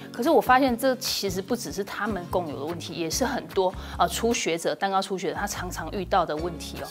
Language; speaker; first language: Chinese; native; Chinese